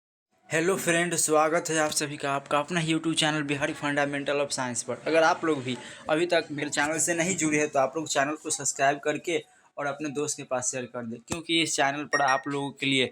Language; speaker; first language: Hindi; native; Hindi